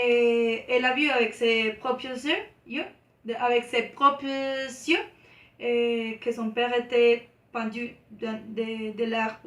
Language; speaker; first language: French; non-native, learner; Spanish